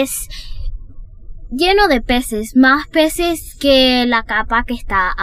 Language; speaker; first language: Spanish; early bilingual, heritage; Spanish